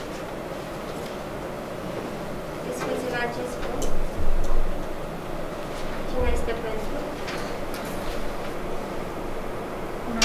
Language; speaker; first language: Romanian; native; Romanian